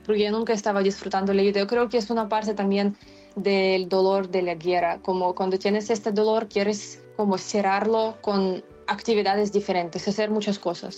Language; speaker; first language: Spanish; non-native, fluent; Ukrainian